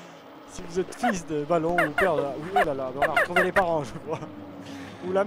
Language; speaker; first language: French; native; French